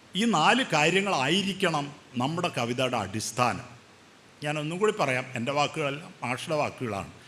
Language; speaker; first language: Malayalam; native; Malayalam